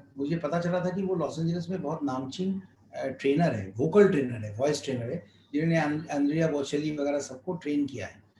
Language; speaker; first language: Hindi; non-native, local second language; Bangla